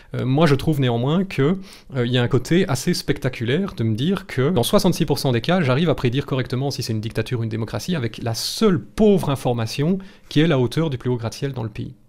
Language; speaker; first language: French; native; French